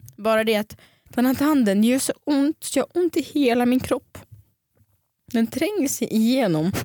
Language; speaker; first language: Swedish; early bilingual, other home language; Russian